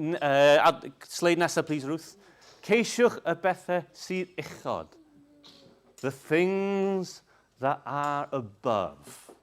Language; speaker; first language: Welsh; non-native, local second language; English